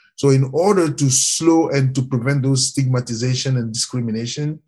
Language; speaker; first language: English; non-native, fluent; French